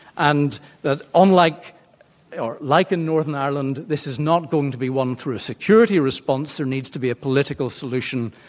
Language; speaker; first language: English; native; English